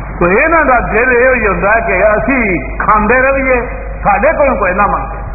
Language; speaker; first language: Urdu; non-native, local second language; Punjabi